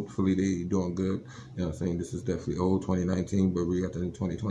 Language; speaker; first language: English; native; English